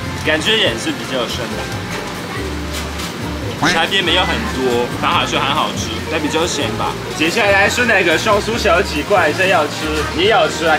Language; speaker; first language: Chinese; non-native, fluent; French